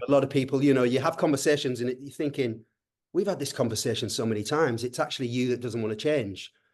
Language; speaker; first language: English; native; English